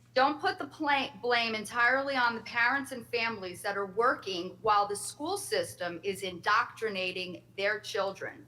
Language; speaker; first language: English; native; English